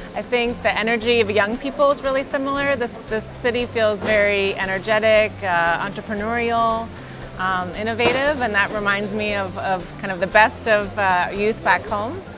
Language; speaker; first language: English; native; English